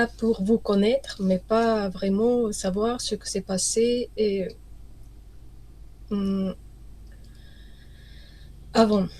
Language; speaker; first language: French; non-native, fluent; Ukrainian